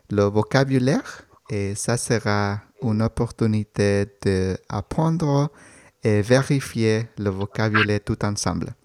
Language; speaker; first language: French; non-native, learner; Spanish